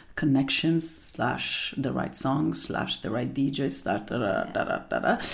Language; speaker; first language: English; non-native, fluent; Italian